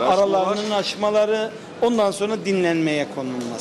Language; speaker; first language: Turkish; native; Turkish